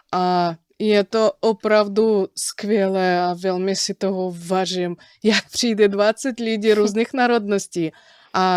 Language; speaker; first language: Czech; non-native, fluent; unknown